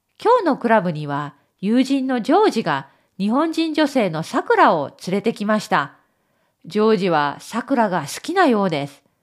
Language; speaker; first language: Japanese; native; Japanese